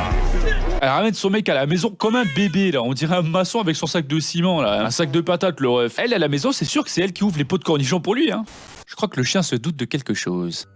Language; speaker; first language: French; native; French